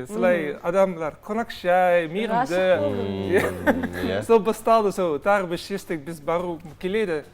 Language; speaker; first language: Kazakh; non-native, learner; Dutch